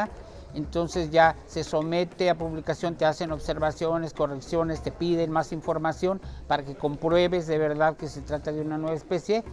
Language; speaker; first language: Spanish; native; Spanish